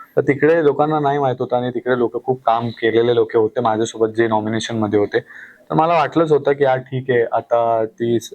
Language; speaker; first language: Marathi; non-native, local second language; Hindi